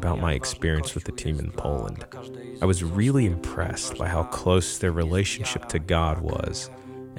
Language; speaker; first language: English; non-native, fluent; Polish